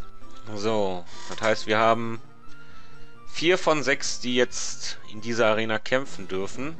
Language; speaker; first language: German; native; German